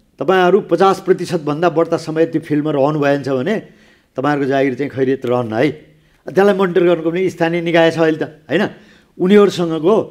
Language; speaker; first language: Nepali; native; Nepali